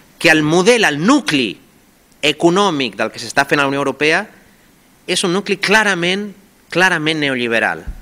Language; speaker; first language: Catalan; non-native, fluent; Spanish